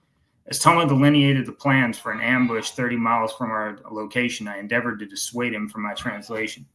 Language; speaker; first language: English; native; English